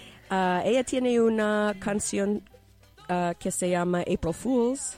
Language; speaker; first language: Spanish; non-native, learner; English